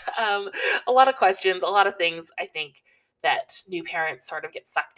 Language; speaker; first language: English; native; English